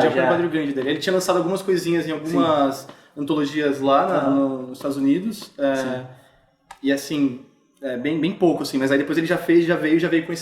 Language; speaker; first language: Portuguese; native; Portuguese